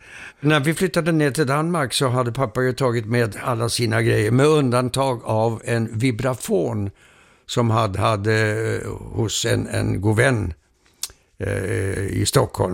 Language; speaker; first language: Swedish; early bilingual, heritage; Swedish